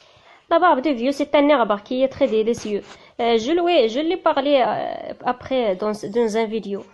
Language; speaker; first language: French; non-native, learner; Tachelhit